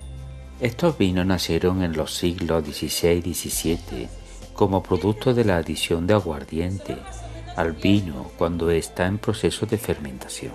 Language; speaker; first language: Spanish; native; Spanish